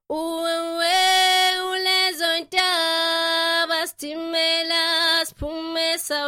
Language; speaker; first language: English; non-native, local second language; Southern Sotho